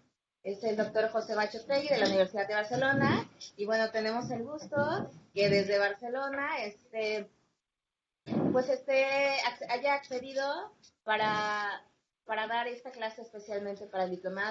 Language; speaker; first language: Spanish; native; Spanish